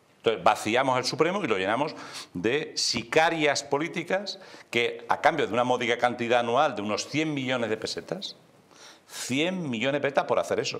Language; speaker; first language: Spanish; native; Spanish